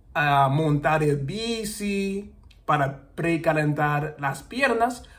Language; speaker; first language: Spanish; non-native, learner; English